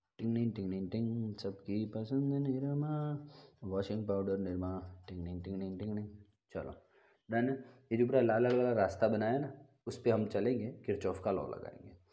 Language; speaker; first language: Hindi; non-native, local second language; Gujarati